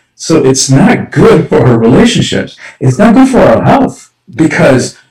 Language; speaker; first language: English; early bilingual, other home language; Spanish